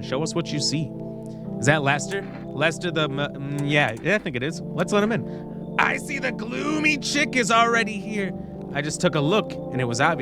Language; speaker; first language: English; native; English